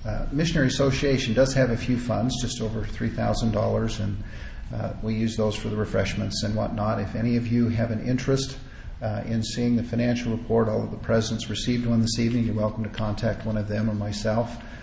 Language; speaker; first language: English; native; English